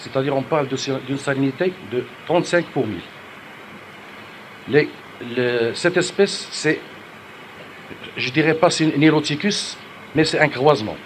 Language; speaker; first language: French; non-native, local second language; Arabic